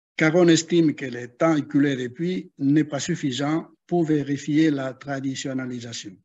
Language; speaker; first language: French; non-native, fluent; Spanish